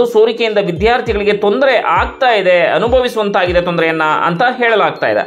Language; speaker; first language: Kannada; native; Kannada